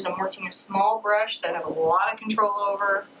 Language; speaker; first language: English; native; English